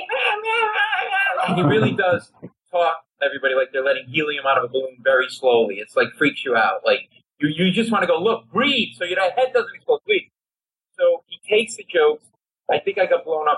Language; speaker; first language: English; native; English